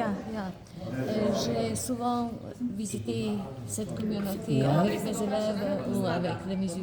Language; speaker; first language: French; non-native, fluent; Slovenian